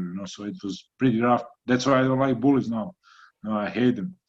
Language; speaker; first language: English; non-native, fluent; Croatian